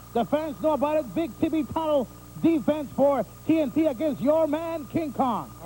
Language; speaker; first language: English; non-native, fluent; Spanish